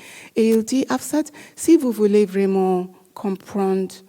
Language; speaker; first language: French; non-native, learner; English